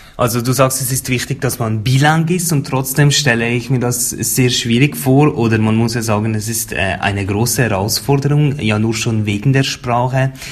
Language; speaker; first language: German; native; German